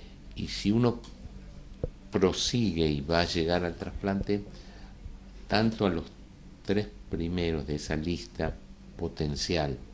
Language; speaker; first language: Spanish; native; Spanish